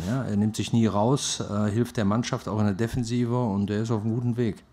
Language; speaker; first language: German; native; German